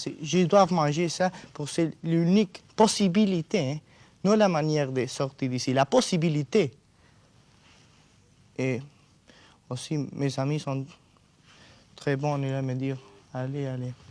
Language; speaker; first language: French; non-native, learner; Spanish